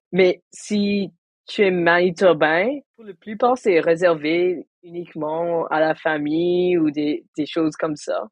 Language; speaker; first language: French; non-native, local second language; Tamil